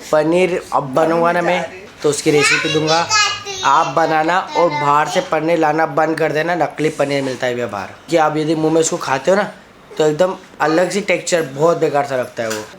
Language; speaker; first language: Hindi; native; Hindi